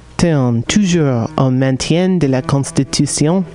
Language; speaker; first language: French; non-native, fluent; English